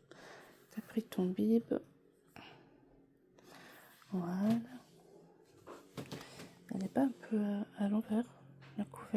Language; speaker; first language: French; native; French